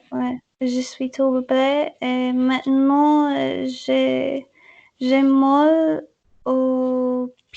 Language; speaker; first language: French; non-native, learner; English